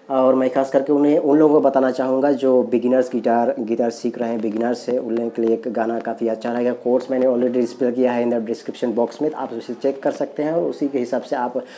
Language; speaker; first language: Hindi; non-native, local second language; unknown